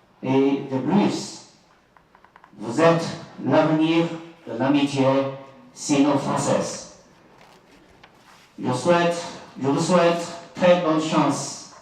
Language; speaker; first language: French; non-native, fluent; Chinese